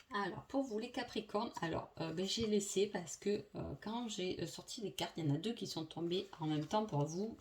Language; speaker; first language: French; native; French